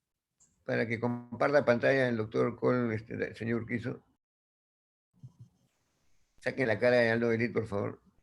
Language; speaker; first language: Spanish; native; Spanish